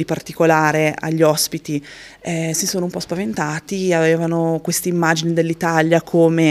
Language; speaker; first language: Italian; native; Italian